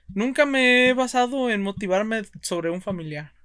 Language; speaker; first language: Spanish; early bilingual, heritage; Spanish